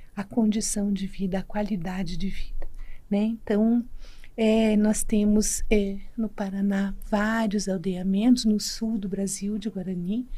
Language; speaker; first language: Portuguese; native; Portuguese